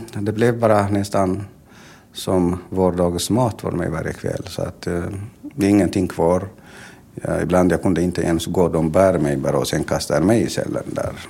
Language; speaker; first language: Swedish; non-native, fluent; Tigrinya